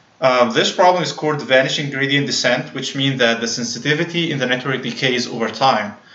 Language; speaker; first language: English; non-native, fluent; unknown